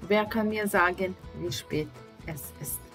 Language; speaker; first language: German; non-native, fluent; Serbian